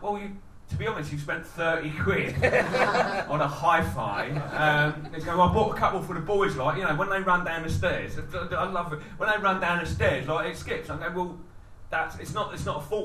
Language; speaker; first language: English; native; English